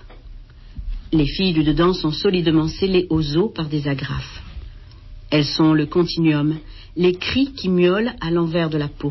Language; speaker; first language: French; native; French